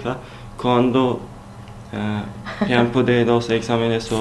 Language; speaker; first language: Spanish; non-native, learner; Turkish